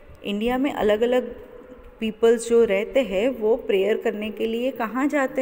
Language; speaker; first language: Hindi; non-native, local second language; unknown